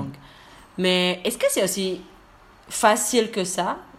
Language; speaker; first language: French; non-native, learner; Indonesian